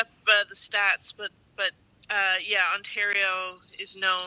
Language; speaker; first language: English; native; English